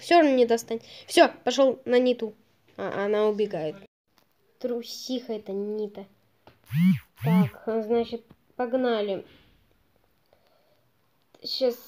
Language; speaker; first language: Russian; native; Russian